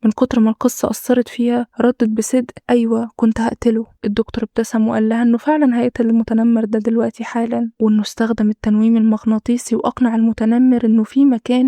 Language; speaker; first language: Arabic; native; Arabic